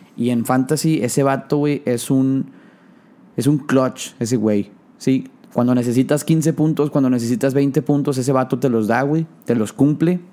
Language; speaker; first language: Spanish; native; Spanish